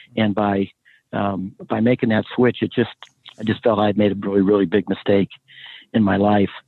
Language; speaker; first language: English; native; English